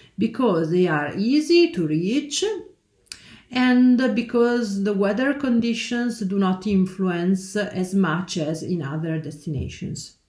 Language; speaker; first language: English; non-native, fluent; Italian